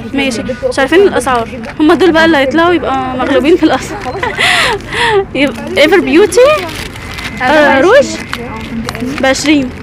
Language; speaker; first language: Arabic; native; Arabic